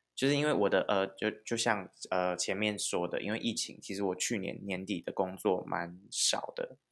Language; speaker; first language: Chinese; non-native, local second language; Min Nan Chinese